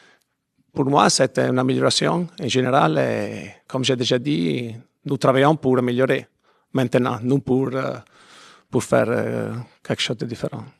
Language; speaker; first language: French; non-native, fluent; Italian